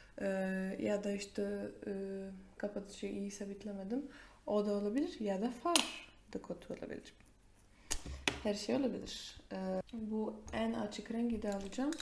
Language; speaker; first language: Turkish; non-native, fluent; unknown